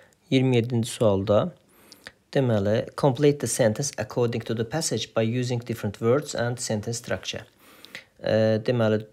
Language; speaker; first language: English; non-native, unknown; Azerbaijani